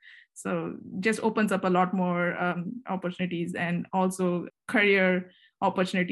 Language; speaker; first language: English; non-native, local second language; Kannada